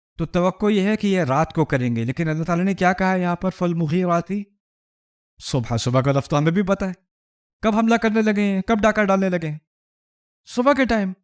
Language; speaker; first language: Urdu; early bilingual, heritage; Urdu